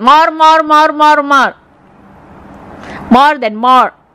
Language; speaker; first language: English; non-native, learner; Indonesian